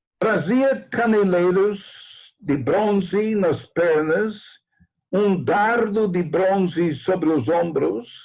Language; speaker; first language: Portuguese; non-native, fluent; English